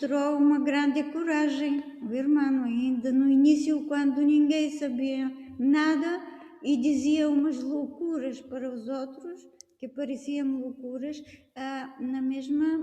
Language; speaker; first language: Portuguese; non-native, fluent; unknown